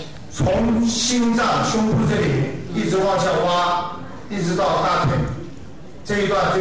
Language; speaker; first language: Chinese; native; Chinese